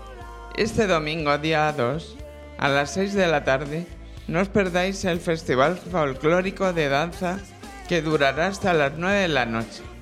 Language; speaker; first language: Spanish; native; Spanish